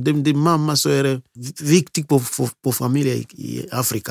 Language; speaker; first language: Swedish; non-native, learner; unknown